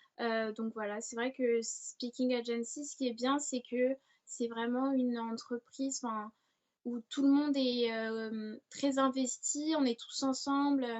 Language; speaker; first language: French; native; French